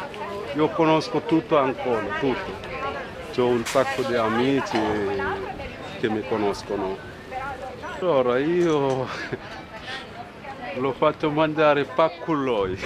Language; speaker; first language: Italian; non-native, fluent; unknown